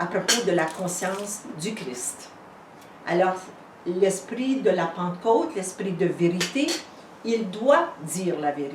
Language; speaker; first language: French; native; French